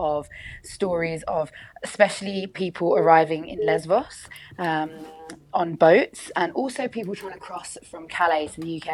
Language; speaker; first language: English; native; English